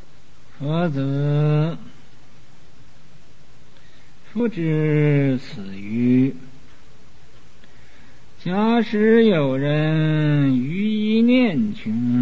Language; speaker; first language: Chinese; native; Chinese